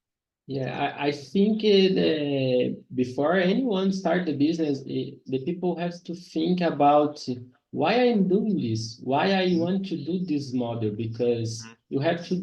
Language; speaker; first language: English; non-native, learner; Portuguese